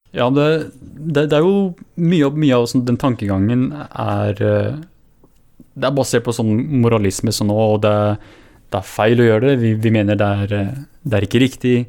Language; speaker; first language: Norwegian; early bilingual, other home language; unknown